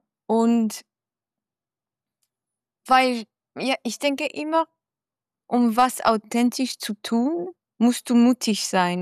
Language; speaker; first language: German; non-native, fluent; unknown